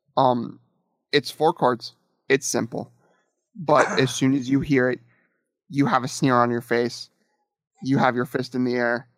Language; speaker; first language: English; native; English